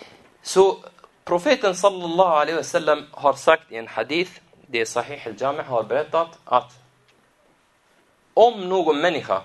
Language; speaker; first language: Swedish; non-native, fluent; Arabic